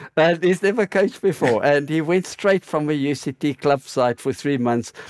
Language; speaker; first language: English; native; English